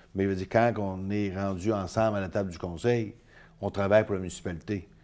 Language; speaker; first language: French; native; French